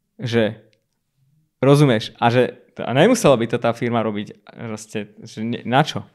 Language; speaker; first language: Slovak; early bilingual, other home language; Armenian